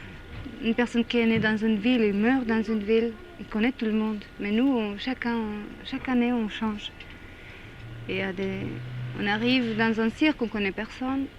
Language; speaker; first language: French; non-native, fluent; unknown